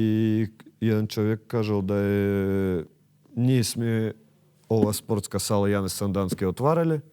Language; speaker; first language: Macedonian; non-native, learner; Russian